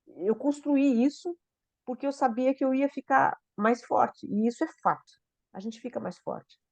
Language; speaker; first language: Portuguese; native; Portuguese